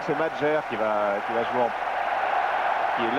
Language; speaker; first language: French; native; French